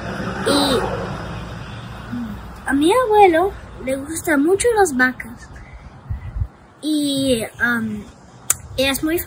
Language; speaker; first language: Spanish; early bilingual, heritage; Spanish